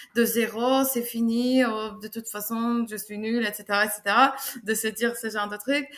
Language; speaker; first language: French; non-native, fluent; Turkish